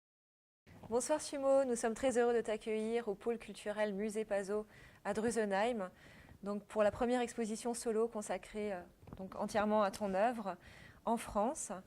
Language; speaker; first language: French; native; French